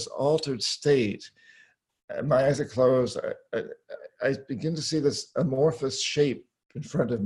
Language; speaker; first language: English; native; English